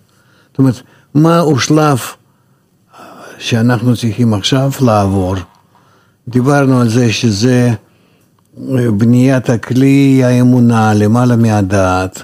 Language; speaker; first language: Hebrew; non-native, fluent; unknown